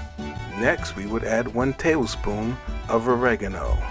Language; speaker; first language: English; native; English